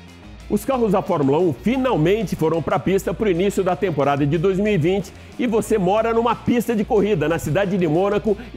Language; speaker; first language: Portuguese; native; Portuguese